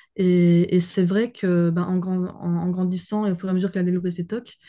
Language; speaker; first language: French; native; French